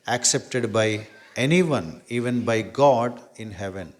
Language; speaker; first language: English; non-native, local second language; Telugu